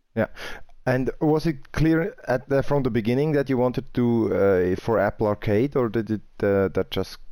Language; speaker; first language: English; non-native, fluent; German